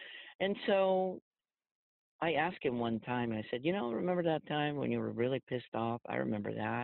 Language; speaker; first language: English; non-native, local second language; Filipino